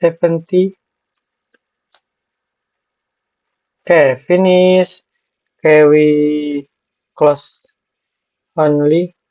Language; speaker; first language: English; non-native, learner; Indonesian